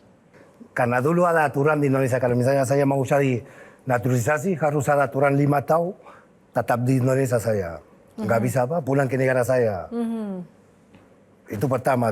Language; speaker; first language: Indonesian; non-native, fluent; Spanish